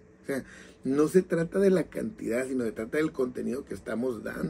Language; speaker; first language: Spanish; native; Spanish